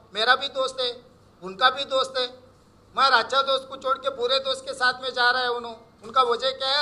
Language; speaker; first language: Hindi; non-native, local second language; Telugu